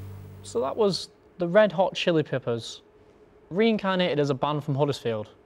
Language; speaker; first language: English; native; English